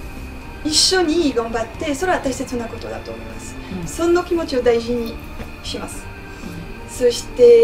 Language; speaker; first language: Japanese; non-native, learner; French